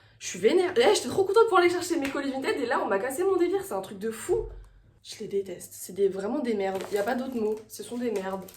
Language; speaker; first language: French; native; French